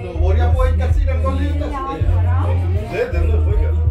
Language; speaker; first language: Swedish; non-native, learner; Bangla